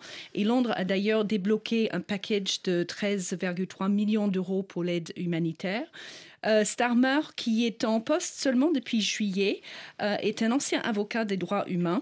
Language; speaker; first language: French; non-native, fluent; English